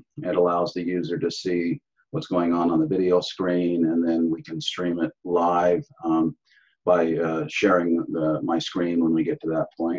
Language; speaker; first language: English; native; English